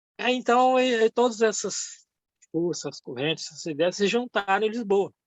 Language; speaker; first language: Portuguese; early bilingual, other home language; Japanese